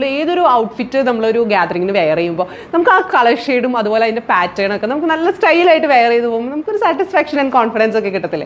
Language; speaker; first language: Malayalam; native; Malayalam